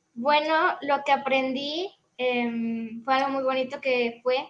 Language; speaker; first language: Spanish; native; Spanish